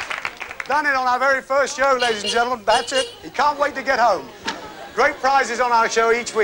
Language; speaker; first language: English; native; English